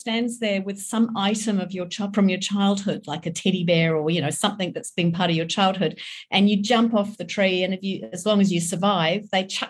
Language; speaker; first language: English; native; English